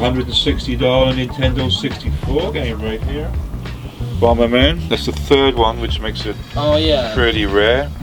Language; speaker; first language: English; non-native, fluent; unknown